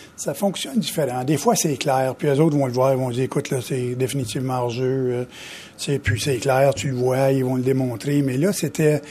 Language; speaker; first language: French; native; French